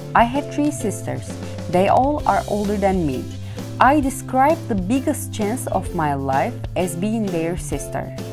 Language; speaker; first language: English; non-native, fluent; Turkish